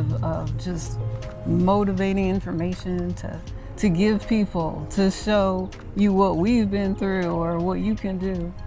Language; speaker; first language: English; native; English